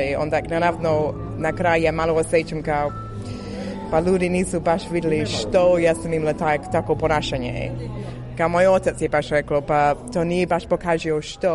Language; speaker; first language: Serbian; non-native, learner; English